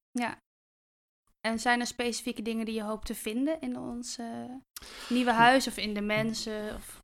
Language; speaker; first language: Dutch; native; Dutch